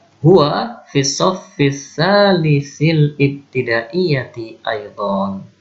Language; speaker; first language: Arabic; non-native, fluent; Indonesian